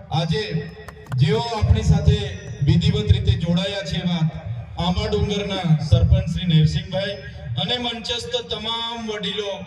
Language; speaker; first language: Gujarati; non-native, local second language; Vasavi